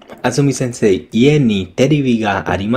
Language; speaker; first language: Japanese; non-native, learner; English